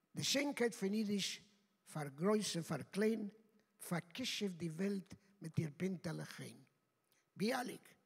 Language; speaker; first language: Hebrew; non-native, fluent; Yiddish